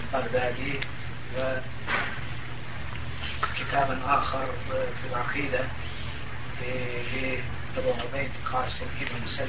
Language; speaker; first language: Arabic; non-native, fluent; Turkish